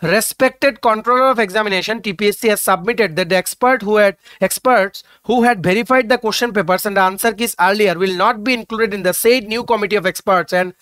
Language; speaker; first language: English; non-native, local second language; Bangla